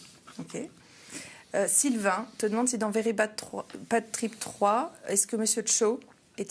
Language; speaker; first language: French; native; French